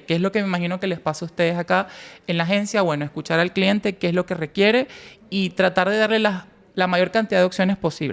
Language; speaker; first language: Spanish; native; Spanish